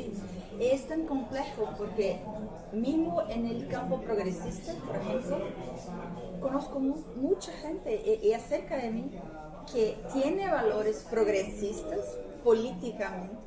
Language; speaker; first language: Spanish; non-native, fluent; Portuguese